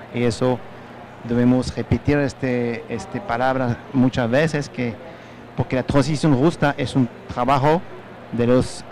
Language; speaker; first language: Spanish; non-native, fluent; French